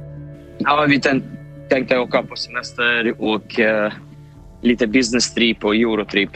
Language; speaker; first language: Swedish; non-native, fluent; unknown